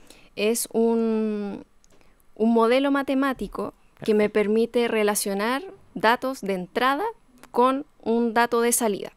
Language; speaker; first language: Spanish; native; Spanish